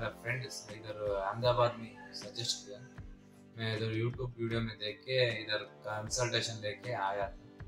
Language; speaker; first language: Hindi; non-native, local second language; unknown